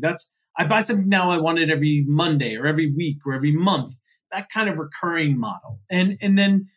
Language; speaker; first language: English; native; English